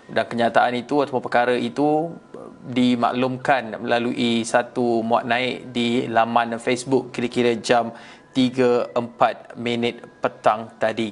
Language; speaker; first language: Malay; native; Malay